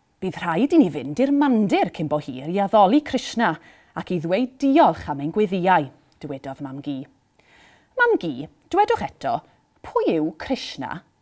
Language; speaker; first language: Welsh; native; Welsh